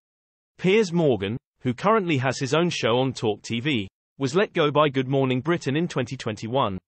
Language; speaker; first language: English; native; English